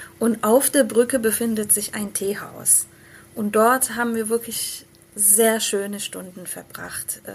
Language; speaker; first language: German; early bilingual, other home language; Persian